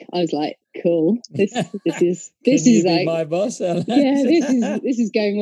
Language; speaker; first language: English; native; English